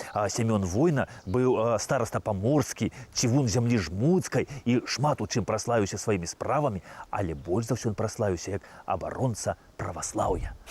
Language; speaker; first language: Belarusian; native; Belarusian